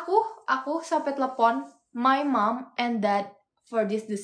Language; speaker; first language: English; non-native, fluent; Indonesian